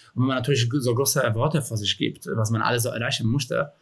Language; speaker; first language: German; non-native, fluent; Polish